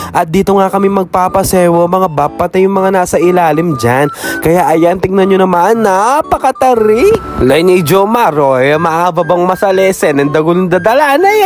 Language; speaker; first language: Filipino; non-native, local second language; Pampanga